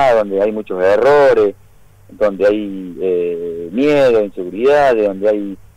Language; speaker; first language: Spanish; native; Spanish